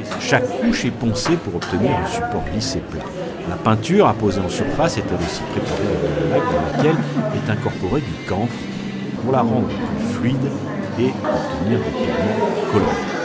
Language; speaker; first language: French; native; French